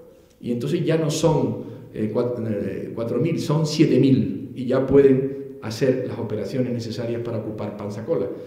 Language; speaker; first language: Spanish; native; Spanish